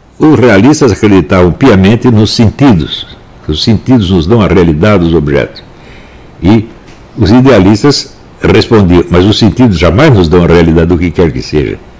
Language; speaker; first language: Portuguese; native; Portuguese